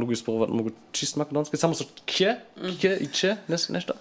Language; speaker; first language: Macedonian; non-native, learner; German